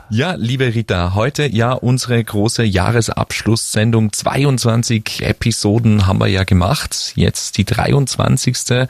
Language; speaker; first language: German; native; German